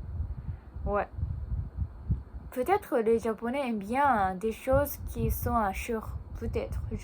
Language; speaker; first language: French; non-native, learner; Japanese